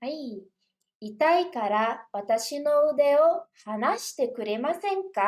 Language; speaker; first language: Japanese; non-native, learner; Portuguese